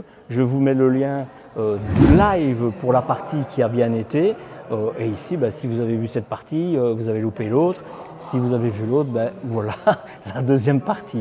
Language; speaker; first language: French; native; French